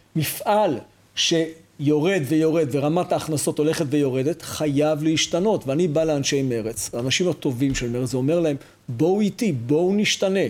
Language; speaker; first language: Hebrew; native; Hebrew